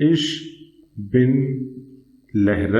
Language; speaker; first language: German; non-native, fluent; Hindi